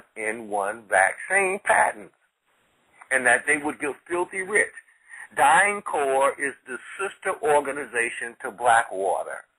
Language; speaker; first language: English; native; English